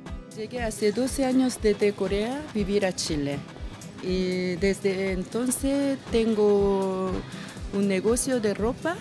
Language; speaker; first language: Spanish; non-native, learner; Korean